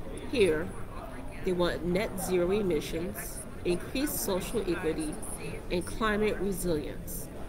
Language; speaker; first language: English; native; English